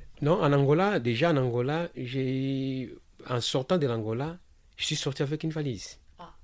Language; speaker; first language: French; non-native, local second language; Lingala